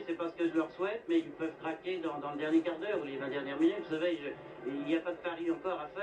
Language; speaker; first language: French; native; French